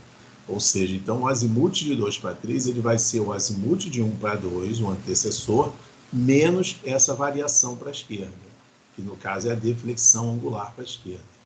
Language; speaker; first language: Portuguese; native; Portuguese